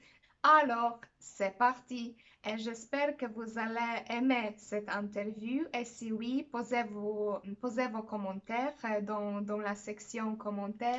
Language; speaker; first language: French; non-native, fluent; Polish